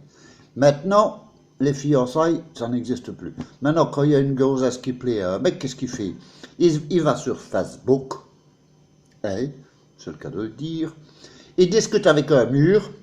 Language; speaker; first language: French; native; French